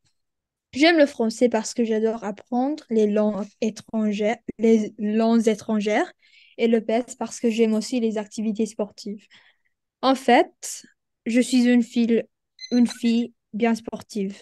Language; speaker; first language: French; non-native, learner; Indonesian